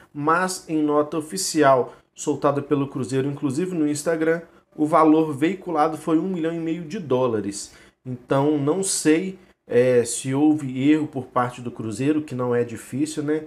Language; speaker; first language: Portuguese; native; Portuguese